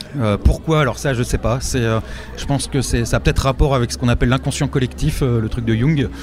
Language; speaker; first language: French; native; French